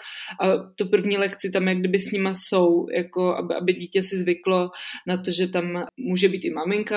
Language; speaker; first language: Czech; native; Czech